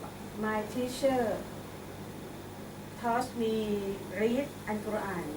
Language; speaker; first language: English; non-native, learner; Thai